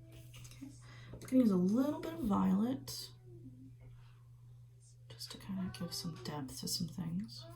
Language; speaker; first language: English; native; English